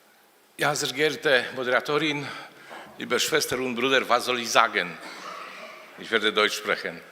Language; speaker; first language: German; non-native, fluent; Polish